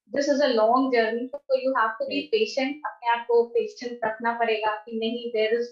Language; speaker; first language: Hindi; native; Hindi